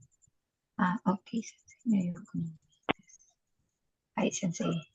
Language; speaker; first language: Japanese; non-native, learner; Filipino